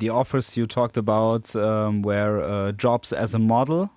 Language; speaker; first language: English; non-native, fluent; German